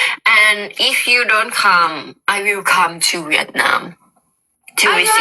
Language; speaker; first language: English; non-native, learner; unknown